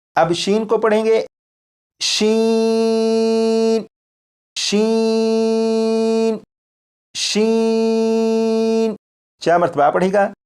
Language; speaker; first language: Urdu; native; Urdu